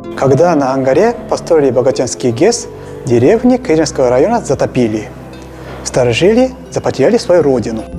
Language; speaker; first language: Russian; non-native, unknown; Japanese